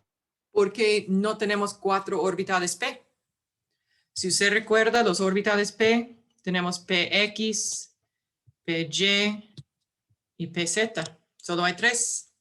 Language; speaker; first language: Spanish; early bilingual, heritage; English